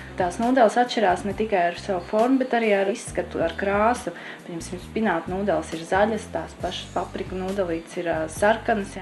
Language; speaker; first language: Latvian; native; Latvian